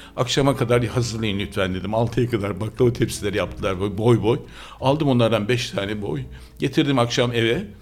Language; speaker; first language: Turkish; native; Turkish